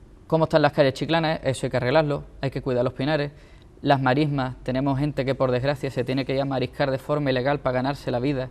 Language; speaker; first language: Spanish; native; Spanish